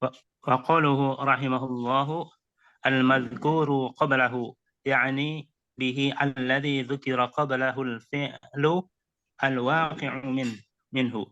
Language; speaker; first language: Arabic; non-native, learner; Indonesian